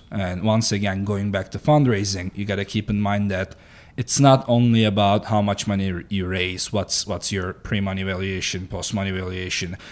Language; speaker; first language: English; non-native, fluent; Turkish